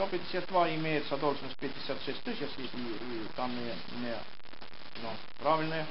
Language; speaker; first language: Russian; non-native, local second language; Estonian